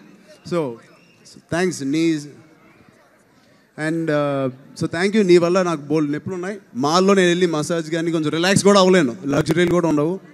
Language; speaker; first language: Telugu; native; Telugu